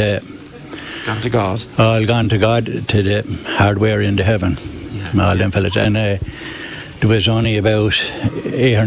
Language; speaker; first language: English; native; English